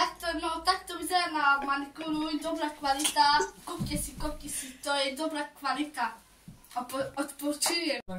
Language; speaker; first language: Slovak; non-native, local second language; Romany